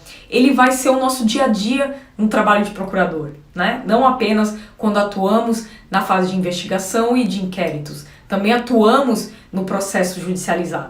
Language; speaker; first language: Portuguese; native; Portuguese